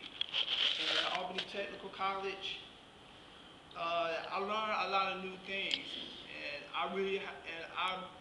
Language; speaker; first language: English; native; English